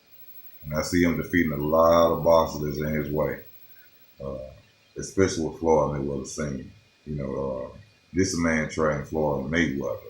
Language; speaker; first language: English; native; English